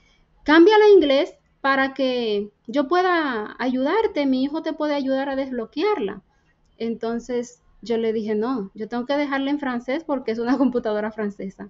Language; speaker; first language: Spanish; native; Spanish